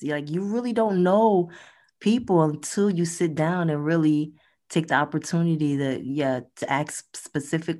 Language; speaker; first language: English; native; English